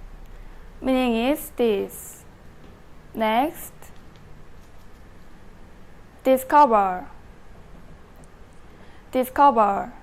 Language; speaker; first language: English; non-native, learner; Indonesian